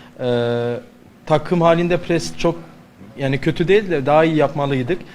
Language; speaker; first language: Turkish; non-native, learner; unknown